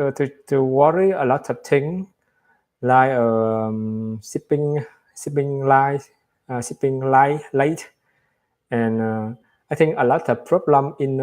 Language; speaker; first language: English; non-native, learner; Vietnamese